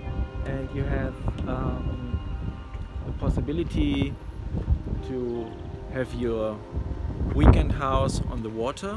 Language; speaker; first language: English; non-native, fluent; German